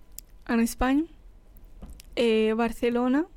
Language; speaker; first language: French; non-native, learner; Spanish